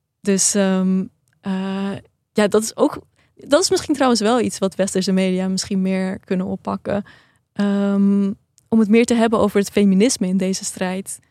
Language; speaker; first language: Dutch; early bilingual, other home language; Persian